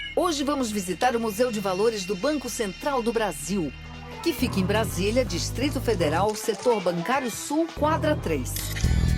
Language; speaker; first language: Portuguese; native; Portuguese